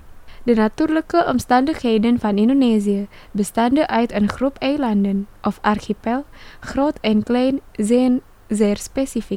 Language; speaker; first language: Dutch; non-native, learner; Indonesian